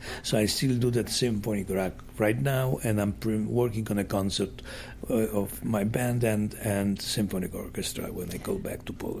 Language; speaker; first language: English; non-native, fluent; Polish